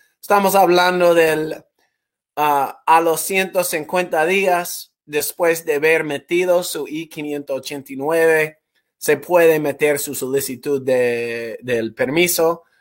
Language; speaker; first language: Spanish; non-native, fluent; English